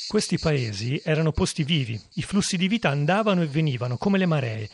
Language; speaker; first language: Italian; native; Italian